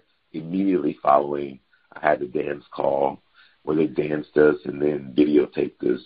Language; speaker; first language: English; native; English